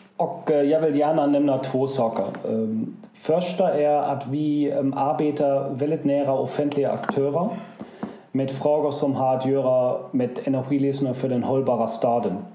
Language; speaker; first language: Swedish; non-native, fluent; German